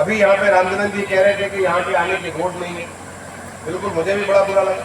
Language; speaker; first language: Hindi; native; Hindi